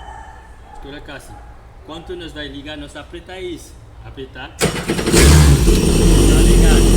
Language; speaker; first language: Portuguese; non-native, learner; Haitian Creole